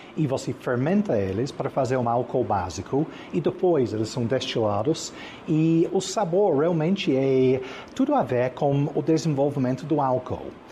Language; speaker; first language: Portuguese; non-native, fluent; English